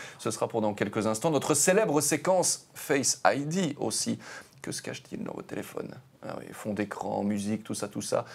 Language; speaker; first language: French; native; French